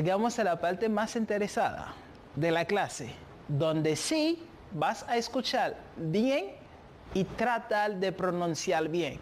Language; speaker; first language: Spanish; non-native, fluent; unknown